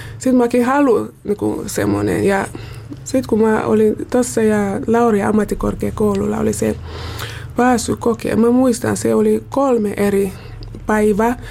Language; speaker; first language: Finnish; non-native, fluent; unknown